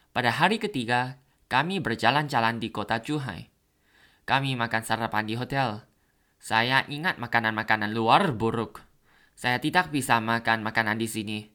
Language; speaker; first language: Indonesian; non-native, learner; Thai